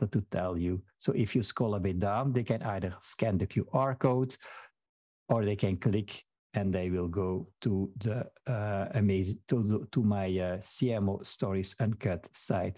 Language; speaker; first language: English; non-native, fluent; Dutch